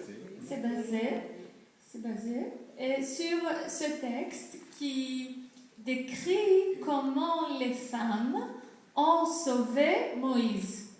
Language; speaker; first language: French; non-native, fluent; Greek